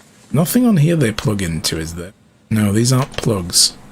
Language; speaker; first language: English; native; English